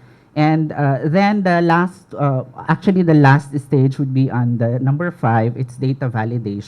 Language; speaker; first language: English; non-native, local second language; Filipino